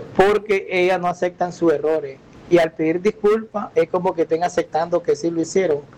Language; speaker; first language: Spanish; native; Spanish